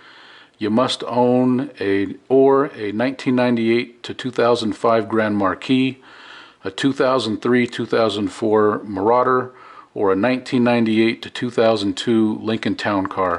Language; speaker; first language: English; native; English